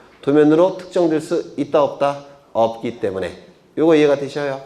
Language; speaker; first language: Korean; native; Korean